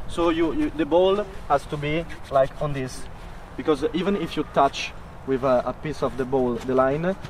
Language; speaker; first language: English; non-native, learner; Italian